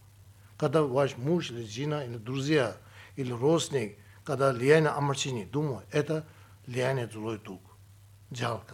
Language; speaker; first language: Russian; non-native, learner; Tibetan